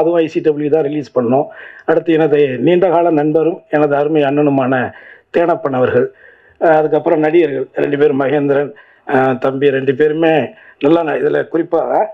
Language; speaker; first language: Tamil; native; Tamil